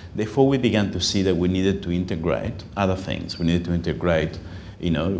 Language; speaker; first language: English; non-native, fluent; Spanish